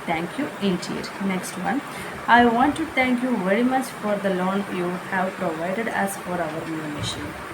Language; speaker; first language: English; non-native, local second language; Malayalam